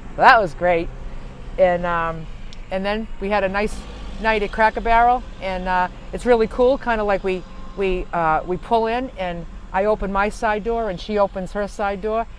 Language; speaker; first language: English; native; English